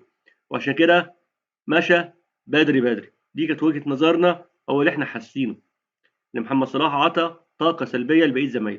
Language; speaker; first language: Arabic; native; Arabic